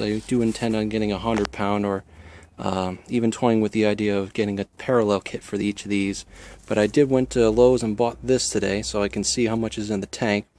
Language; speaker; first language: English; native; English